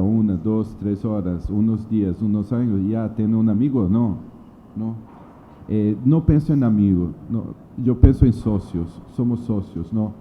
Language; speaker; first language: Spanish; non-native, learner; Portuguese